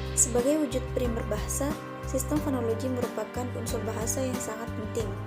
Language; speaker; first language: Indonesian; non-native, local second language; Madurese